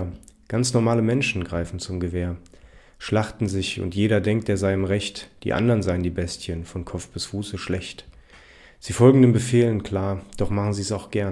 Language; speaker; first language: German; native; German